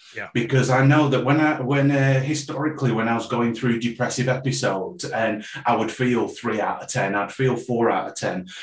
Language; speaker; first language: English; native; English